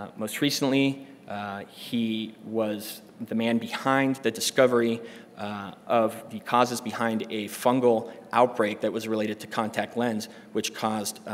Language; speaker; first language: English; native; English